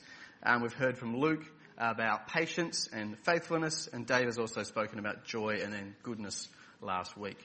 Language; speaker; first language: English; native; English